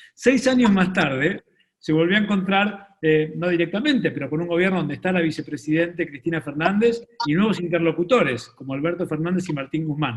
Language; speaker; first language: Spanish; native; Spanish